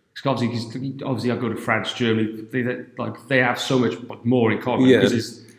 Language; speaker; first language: English; native; English